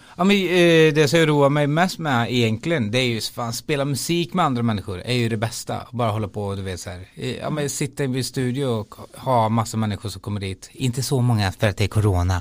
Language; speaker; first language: Swedish; native; Swedish